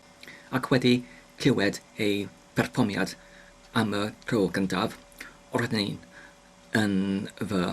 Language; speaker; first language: Welsh; non-native, learner; English